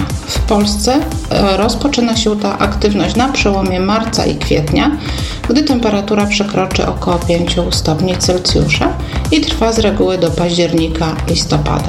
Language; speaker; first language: Polish; native; Polish